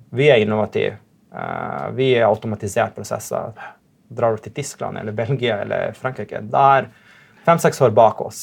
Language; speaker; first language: Norwegian; non-native, fluent; Macedonian